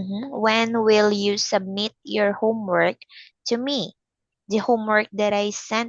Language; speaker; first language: English; non-native, fluent; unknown